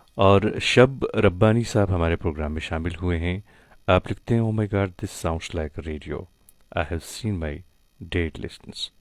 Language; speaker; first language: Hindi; non-native, local second language; Kashmiri